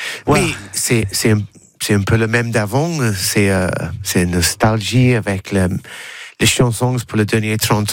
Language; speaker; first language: French; non-native, learner; English